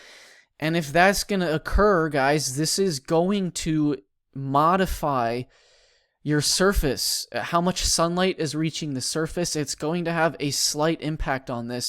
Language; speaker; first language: English; native; English